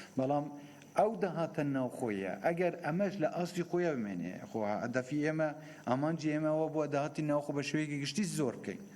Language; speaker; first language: Central Kurdish; native; Central Kurdish